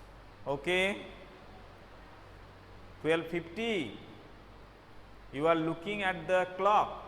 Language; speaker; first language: English; non-native, local second language; Bangla